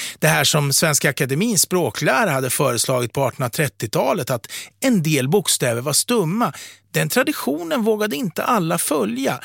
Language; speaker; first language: Swedish; native; Swedish